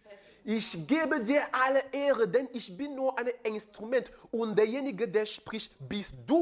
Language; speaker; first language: German; non-native, fluent; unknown